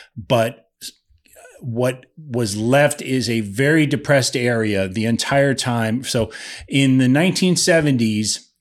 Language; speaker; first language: English; native; English